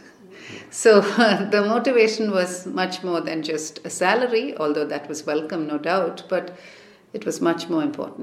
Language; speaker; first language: English; non-native, local second language; Tamil